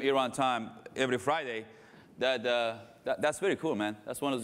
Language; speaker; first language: English; non-native, fluent; Persian